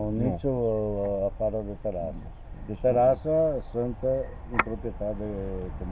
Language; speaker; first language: Romanian; non-native, learner; Italian